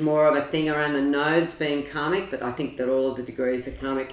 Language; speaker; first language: English; native; English